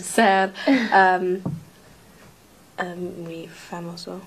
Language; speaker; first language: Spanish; non-native, learner; English